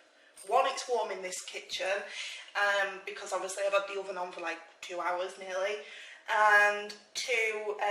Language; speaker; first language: English; native; English